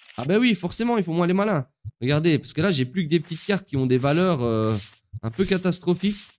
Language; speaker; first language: French; native; French